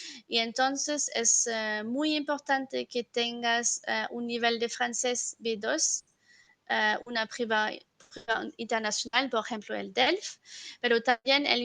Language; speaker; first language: Spanish; non-native, fluent; French